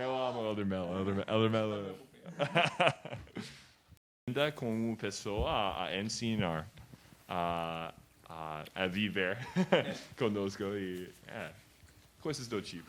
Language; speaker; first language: Portuguese; non-native, learner; English